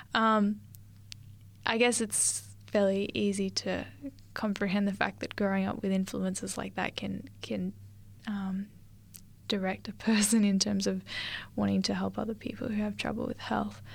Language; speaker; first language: English; native; English